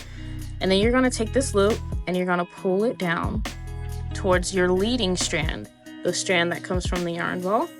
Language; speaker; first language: English; native; English